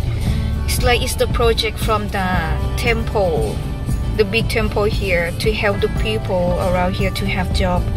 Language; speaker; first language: English; non-native, fluent; Filipino